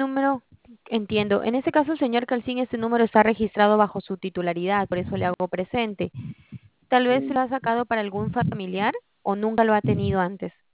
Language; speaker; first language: Spanish; native; Spanish